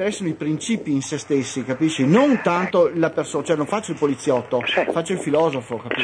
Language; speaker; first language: Italian; native; Italian